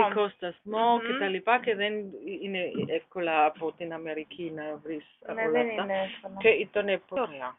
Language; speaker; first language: Greek; non-native, learner; German